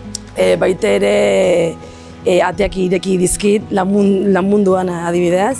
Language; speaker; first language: Basque; non-native, local second language; Arabic